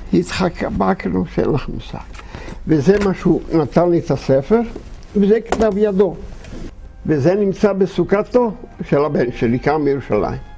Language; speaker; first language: Hebrew; non-native, fluent; Yiddish